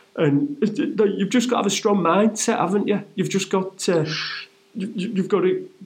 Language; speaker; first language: English; native; English